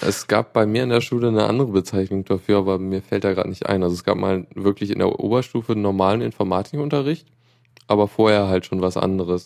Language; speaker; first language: German; native; German